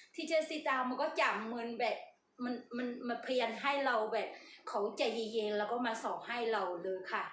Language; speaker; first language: Thai; non-native, fluent; Burmese